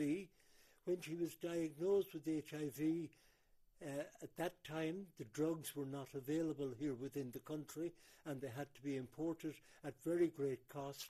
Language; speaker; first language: English; native; English